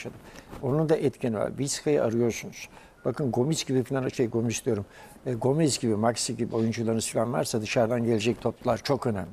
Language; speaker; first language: Turkish; native; Turkish